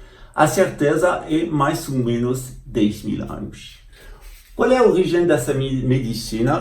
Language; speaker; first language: Portuguese; non-native, fluent; French